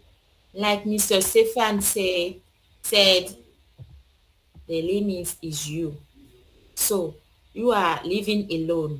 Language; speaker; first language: English; non-native, learner; French